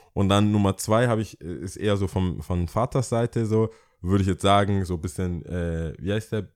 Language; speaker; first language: German; early bilingual, other home language; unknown